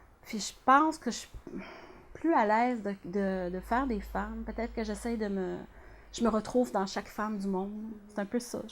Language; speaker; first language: French; native; French